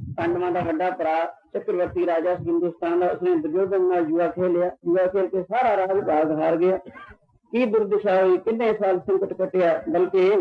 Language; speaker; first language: Hindi; non-native, local second language; Punjabi